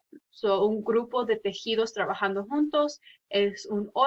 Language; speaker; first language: Spanish; early bilingual, heritage; Spanish